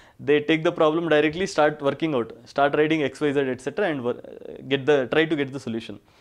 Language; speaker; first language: English; non-native, local second language; Kannada